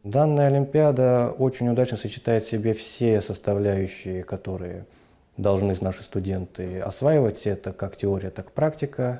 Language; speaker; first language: Russian; native; Russian